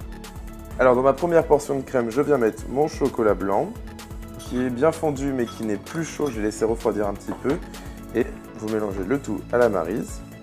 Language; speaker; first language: French; native; French